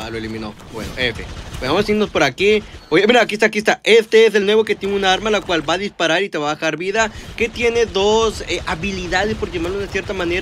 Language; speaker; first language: Spanish; native; Spanish